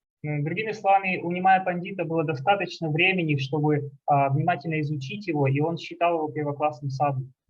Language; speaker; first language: Russian; native; Russian